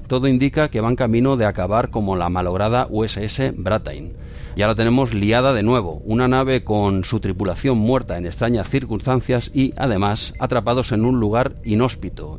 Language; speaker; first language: Spanish; native; Spanish